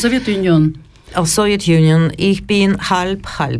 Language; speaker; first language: German; non-native, learner; Russian